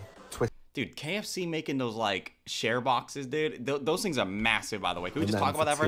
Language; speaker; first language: English; native; English